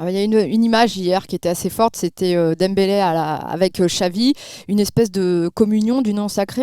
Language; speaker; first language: French; native; French